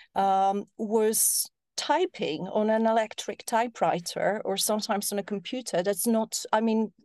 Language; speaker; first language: English; non-native, fluent; Polish